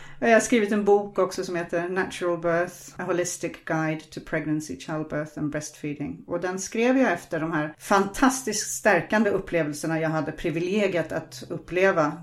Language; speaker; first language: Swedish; non-native, fluent; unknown